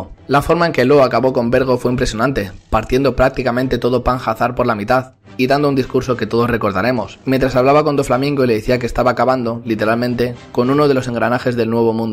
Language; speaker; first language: Spanish; native; Spanish